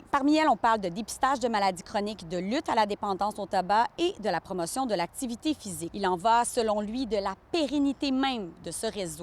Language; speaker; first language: French; native; French